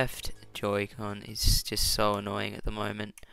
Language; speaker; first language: English; native; English